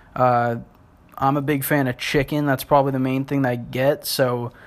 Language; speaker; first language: English; native; English